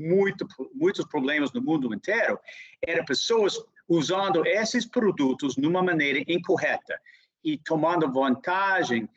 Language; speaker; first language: Portuguese; non-native, fluent; English